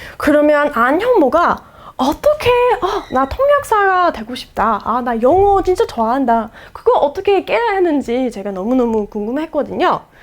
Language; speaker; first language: Korean; non-native, fluent; English